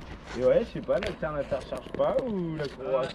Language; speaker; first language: French; native; French